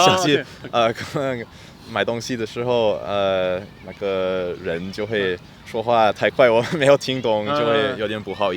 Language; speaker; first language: Chinese; early bilingual, heritage; English